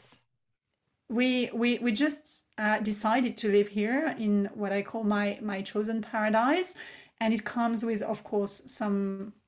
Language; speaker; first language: English; non-native, fluent; French